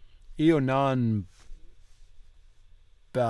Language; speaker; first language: Italian; non-native, learner; English